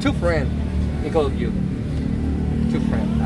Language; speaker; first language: English; non-native, learner; Korean